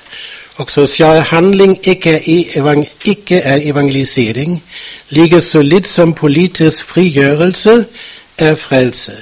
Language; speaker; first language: Swedish; non-native, fluent; German